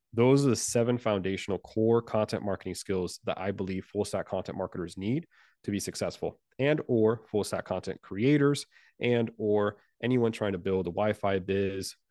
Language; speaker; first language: English; non-native, fluent; Spanish